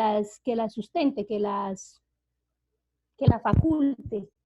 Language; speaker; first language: Spanish; native; Spanish